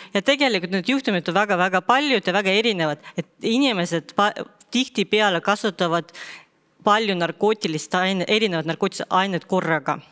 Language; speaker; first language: Estonian; non-native, local second language; Russian